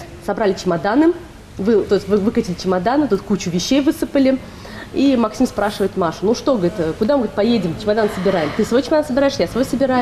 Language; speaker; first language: Russian; native; Russian